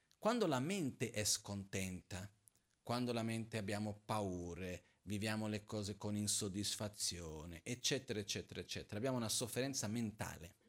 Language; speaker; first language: Italian; non-native, fluent; Portuguese